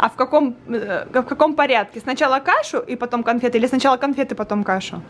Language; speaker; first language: Russian; native; Russian